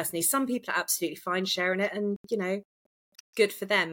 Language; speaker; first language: English; native; English